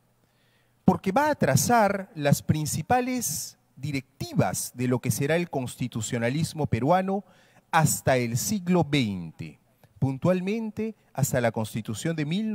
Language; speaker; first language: Spanish; native; Spanish